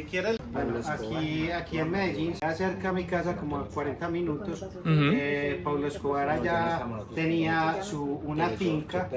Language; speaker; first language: Spanish; native; Spanish